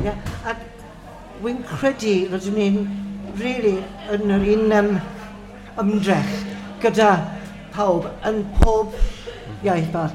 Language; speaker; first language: Welsh; non-native, fluent; English